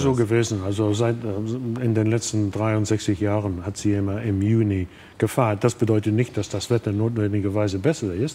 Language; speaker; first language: German; non-native, fluent; English